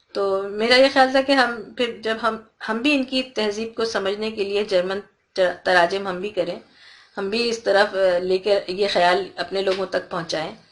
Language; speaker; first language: Urdu; native; Urdu